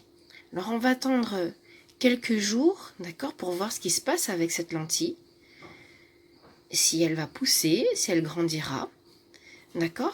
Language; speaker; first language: French; native; French